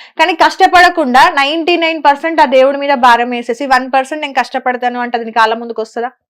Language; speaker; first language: Telugu; native; Telugu